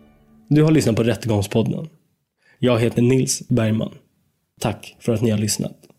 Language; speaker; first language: Swedish; native; Swedish